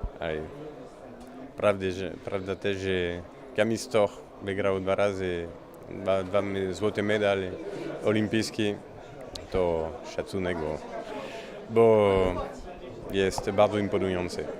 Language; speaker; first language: Polish; non-native, learner; French